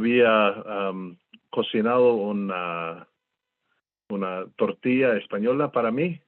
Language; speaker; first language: Spanish; non-native, fluent; English